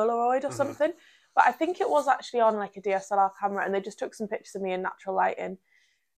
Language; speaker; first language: English; native; English